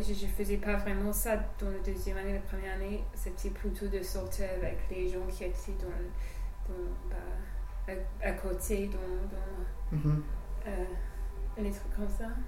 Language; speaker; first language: French; non-native, fluent; English